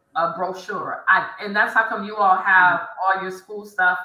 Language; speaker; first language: English; native; English